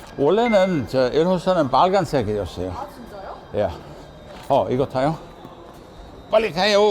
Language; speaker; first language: Korean; non-native, fluent; English